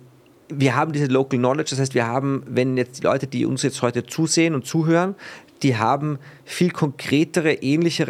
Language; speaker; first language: German; native; German